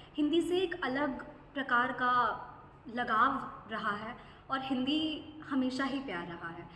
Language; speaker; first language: Hindi; non-native, local second language; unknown